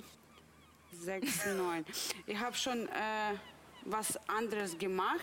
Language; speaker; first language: German; non-native, fluent; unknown